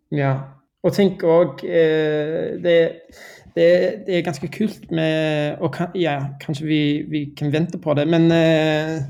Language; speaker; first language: Norwegian; non-native, learner; English